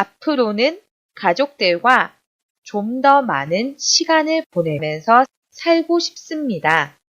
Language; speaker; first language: Korean; non-native, fluent; Chinese